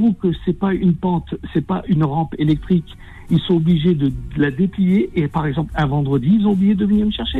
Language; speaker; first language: French; native; French